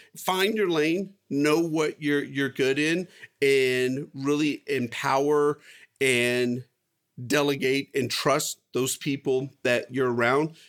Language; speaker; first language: English; native; English